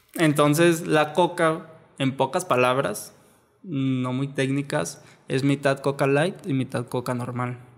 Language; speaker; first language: Spanish; native; Spanish